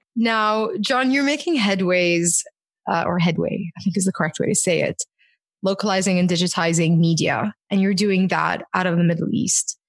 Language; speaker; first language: English; non-native, fluent; Arabic